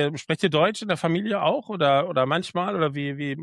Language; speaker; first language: German; native; German